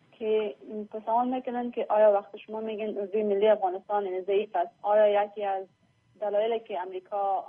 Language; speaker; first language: Persian; early bilingual, heritage; Persian